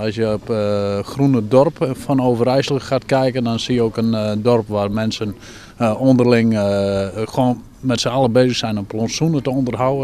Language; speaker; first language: Dutch; native; Dutch